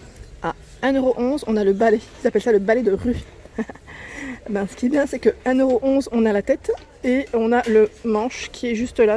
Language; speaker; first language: French; native; French